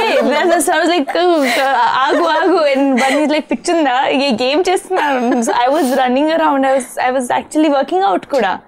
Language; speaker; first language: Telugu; non-native, learner; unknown